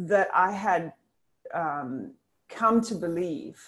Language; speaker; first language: English; native; English